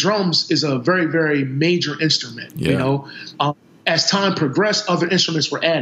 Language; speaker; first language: English; native; English